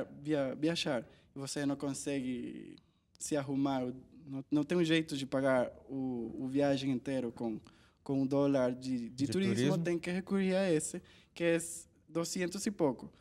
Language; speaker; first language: Portuguese; non-native, learner; Spanish